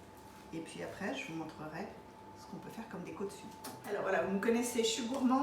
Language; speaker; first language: French; native; French